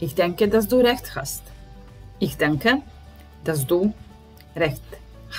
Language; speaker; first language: German; non-native, fluent; Serbian